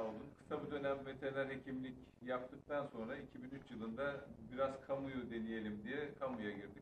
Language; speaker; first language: Turkish; native; Turkish